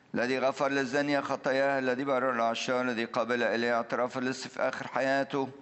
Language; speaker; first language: Arabic; native; Arabic